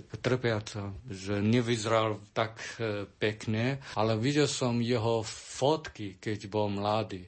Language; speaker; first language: Slovak; non-native, learner; Chinese